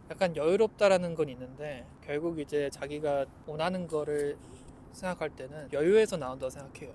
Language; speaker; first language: Korean; native; Korean